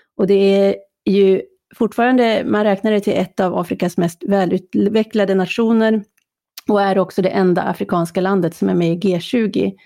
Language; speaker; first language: Swedish; native; Swedish